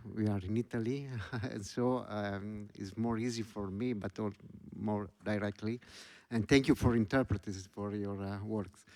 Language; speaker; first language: English; non-native, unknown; Italian